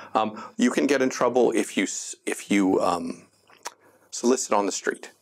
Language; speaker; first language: English; native; English